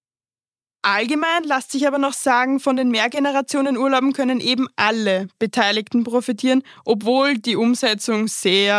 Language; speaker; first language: German; native; German